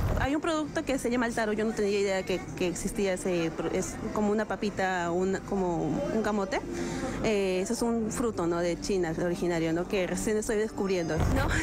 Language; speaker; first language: Spanish; native; Spanish